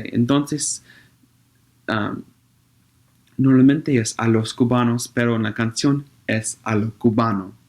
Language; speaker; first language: Spanish; non-native, learner; English